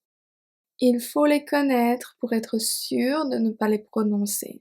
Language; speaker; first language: French; native; French